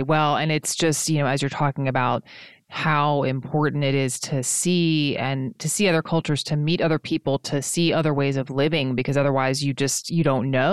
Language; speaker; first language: English; native; English